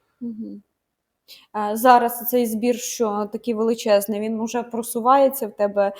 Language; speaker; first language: Ukrainian; native; Ukrainian